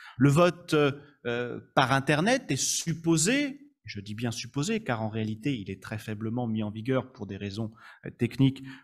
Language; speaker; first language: French; native; French